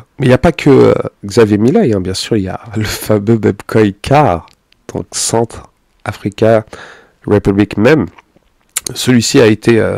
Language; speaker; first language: French; native; French